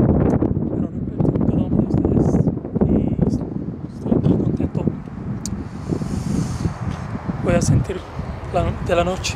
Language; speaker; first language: Spanish; non-native, learner; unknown